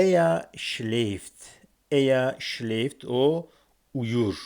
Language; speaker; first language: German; non-native, fluent; Turkish